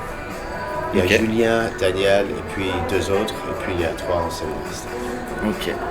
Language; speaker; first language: French; early bilingual, heritage; English